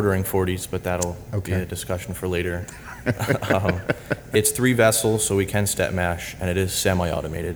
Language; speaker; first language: English; native; English